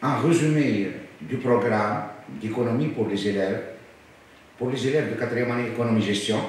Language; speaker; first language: French; non-native, local second language; Arabic